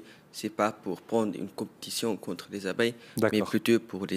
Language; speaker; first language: French; non-native, local second language; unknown